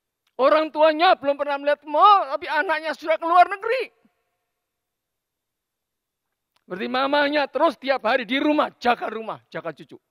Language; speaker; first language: Indonesian; native; Indonesian